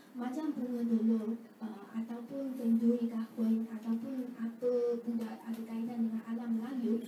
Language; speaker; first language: Malay; non-native, fluent; Chinese